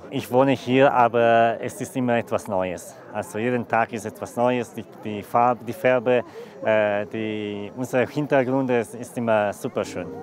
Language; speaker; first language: German; non-native, fluent; Italian